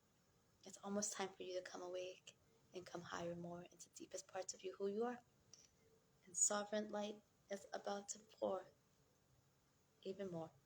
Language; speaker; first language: English; native; English